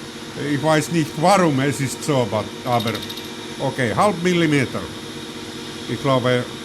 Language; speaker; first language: German; non-native, learner; Finnish